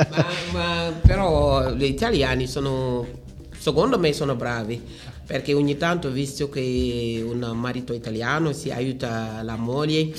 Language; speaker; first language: Italian; non-native, learner; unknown